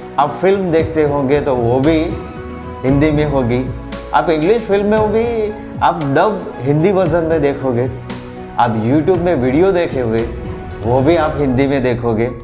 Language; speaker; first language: Hindi; non-native, local second language; Gujarati